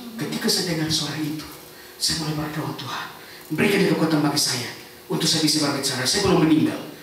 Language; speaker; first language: Indonesian; native; Indonesian